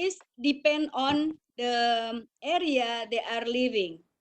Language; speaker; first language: English; non-native, learner; Indonesian